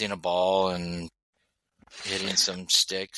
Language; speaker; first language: English; native; English